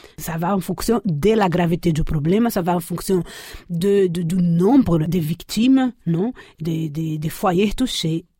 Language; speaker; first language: French; non-native, fluent; Portuguese